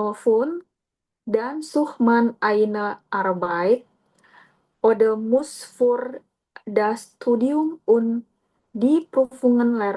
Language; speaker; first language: German; non-native, learner; Indonesian